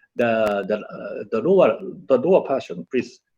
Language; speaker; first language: English; non-native, learner; Japanese